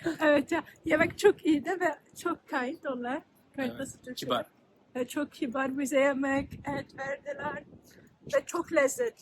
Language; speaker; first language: Turkish; non-native, learner; Arabic